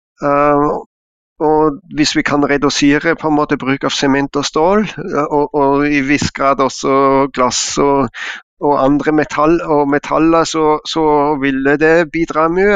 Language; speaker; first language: Norwegian; non-native, fluent; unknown